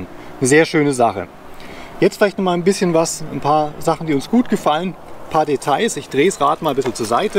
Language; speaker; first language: German; native; German